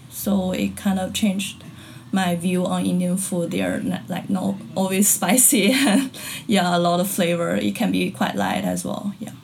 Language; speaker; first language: English; non-native, fluent; Chinese